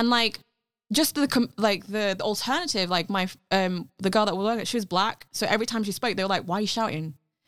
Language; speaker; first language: English; non-native, local second language; Cantonese